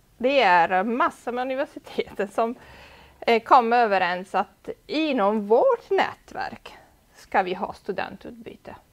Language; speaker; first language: Swedish; non-native, fluent; Italian